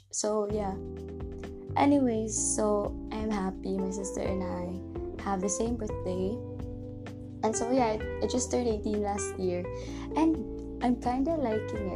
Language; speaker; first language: English; non-native, local second language; Cebuano